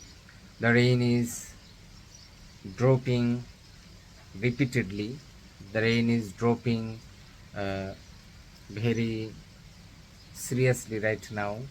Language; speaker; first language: English; non-native, learner; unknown